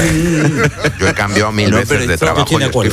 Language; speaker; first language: Spanish; native; Spanish